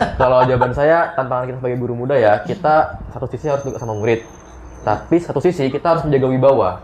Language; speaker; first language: Indonesian; native; Indonesian